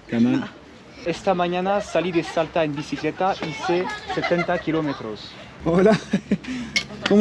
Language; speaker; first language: Spanish; non-native, learner; French